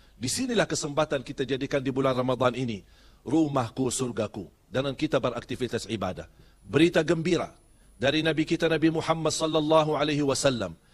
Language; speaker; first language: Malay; non-native, fluent; Arabic